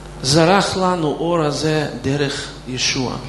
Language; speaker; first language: Hebrew; non-native, fluent; Russian